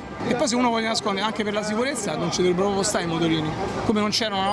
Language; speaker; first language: Italian; native; Italian